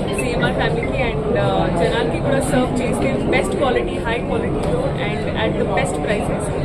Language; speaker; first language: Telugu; non-native, fluent; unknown